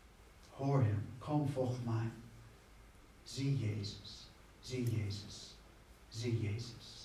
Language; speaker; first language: Dutch; non-native, fluent; English